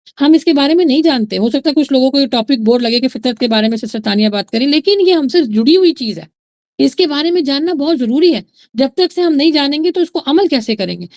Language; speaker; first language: Urdu; native; Urdu